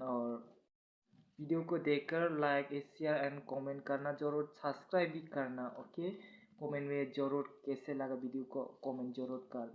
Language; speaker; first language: Hindi; non-native, local second language; Kok Borok